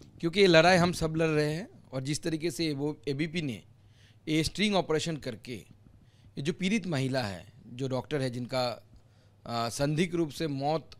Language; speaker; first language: Hindi; non-native, local second language; Bangla